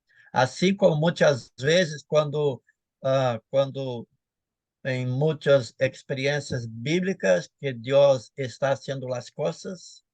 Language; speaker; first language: Spanish; non-native, fluent; Portuguese